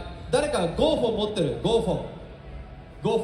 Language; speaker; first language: Japanese; native; Japanese